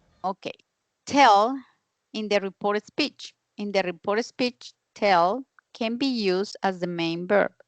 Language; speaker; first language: English; non-native, fluent; Spanish